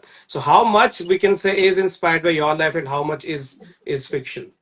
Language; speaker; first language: English; non-native, local second language; Hindi